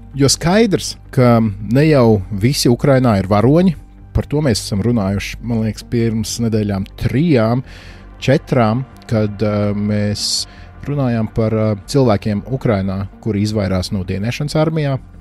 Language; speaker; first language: Latvian; native; Latvian